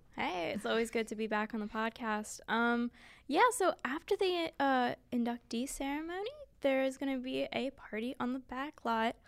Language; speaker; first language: English; native; English